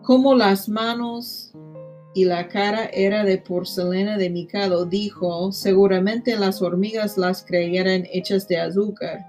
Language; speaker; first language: Spanish; non-native, fluent; English